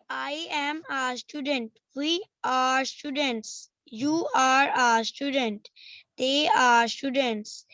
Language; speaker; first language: English; non-native, learner; Bangla